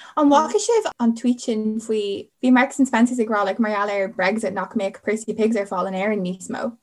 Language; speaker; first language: Irish; non-native, local second language; English